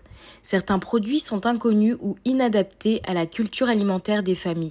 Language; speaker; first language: French; native; French